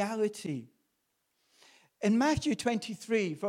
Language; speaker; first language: English; native; English